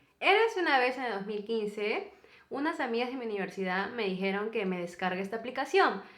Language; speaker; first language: Spanish; native; Spanish